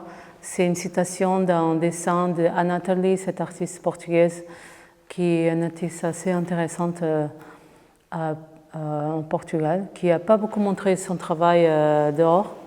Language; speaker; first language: French; non-native, fluent; Portuguese